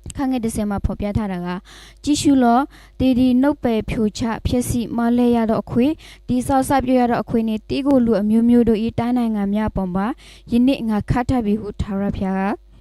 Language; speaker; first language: Burmese; non-native, local second language; S'gaw Karen